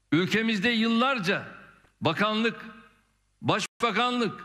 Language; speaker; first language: Turkish; native; Turkish